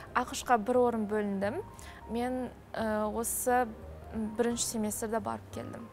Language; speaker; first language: Kazakh; native; Kazakh